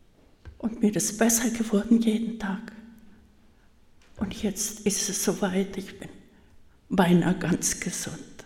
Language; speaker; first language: German; early bilingual, heritage; German